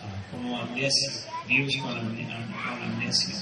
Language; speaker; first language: Spanish; non-native, fluent; Portuguese